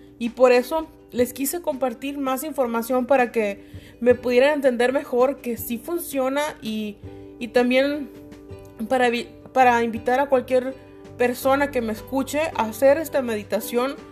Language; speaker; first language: Spanish; native; Spanish